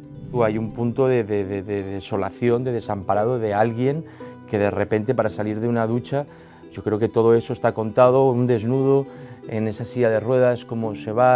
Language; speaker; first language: Spanish; native; Spanish